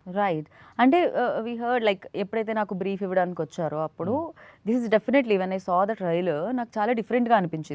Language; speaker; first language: Telugu; native; Telugu